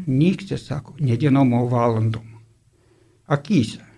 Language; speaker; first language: Lithuanian; native; Lithuanian